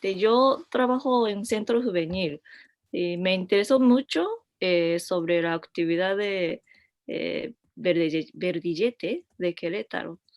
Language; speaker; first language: Spanish; non-native, learner; Japanese